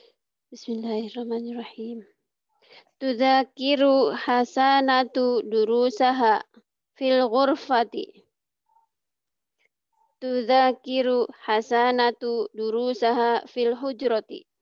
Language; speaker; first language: Arabic; non-native, learner; Indonesian